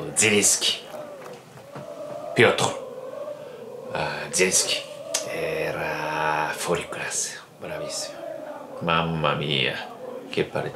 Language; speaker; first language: Italian; non-native, learner; Japanese